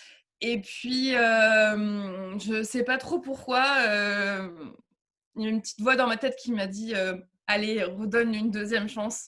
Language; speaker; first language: French; native; French